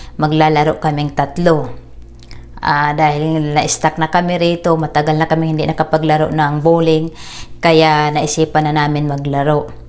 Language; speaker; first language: Filipino; native; Filipino